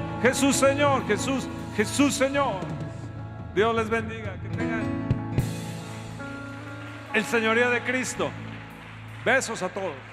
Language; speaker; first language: Spanish; native; Spanish